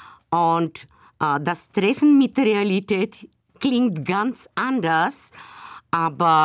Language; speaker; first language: German; non-native, fluent; Bulgarian